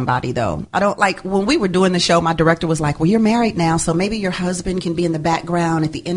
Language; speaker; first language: English; native; English